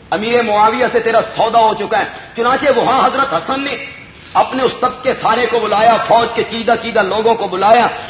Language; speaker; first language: Urdu; non-native, local second language; Punjabi